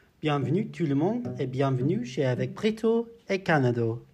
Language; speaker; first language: French; non-native, learner; English